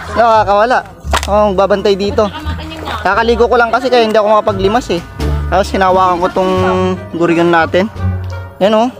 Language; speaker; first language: Filipino; non-native, local second language; Iloko